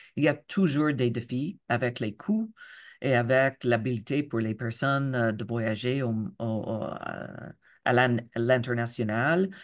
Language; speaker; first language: French; non-native, local second language; English